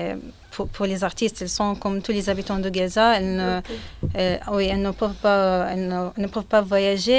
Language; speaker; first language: French; non-native, fluent; Arabic